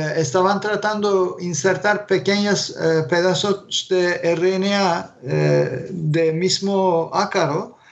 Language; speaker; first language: Spanish; non-native, fluent; Turkish